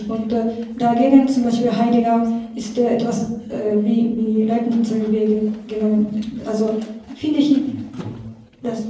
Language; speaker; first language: German; non-native, learner; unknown